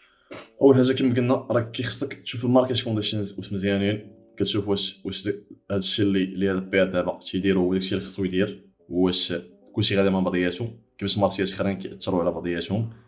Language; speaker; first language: Arabic; native; Arabic